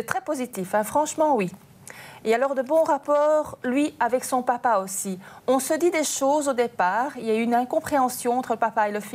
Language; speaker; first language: French; native; French